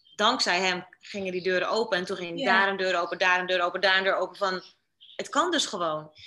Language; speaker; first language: Dutch; native; Dutch